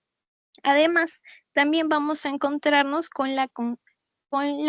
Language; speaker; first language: Spanish; native; Spanish